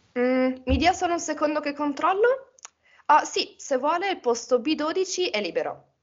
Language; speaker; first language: Italian; native; Italian